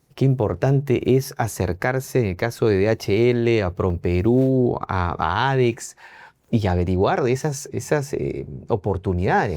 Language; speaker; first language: Spanish; native; Spanish